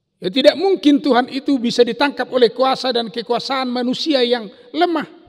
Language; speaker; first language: Indonesian; non-native, local second language; Batak Toba